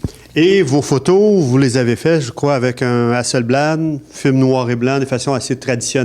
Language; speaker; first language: French; native; French